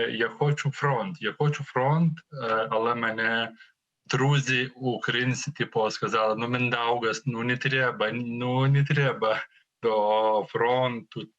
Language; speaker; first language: Ukrainian; non-native, learner; Lithuanian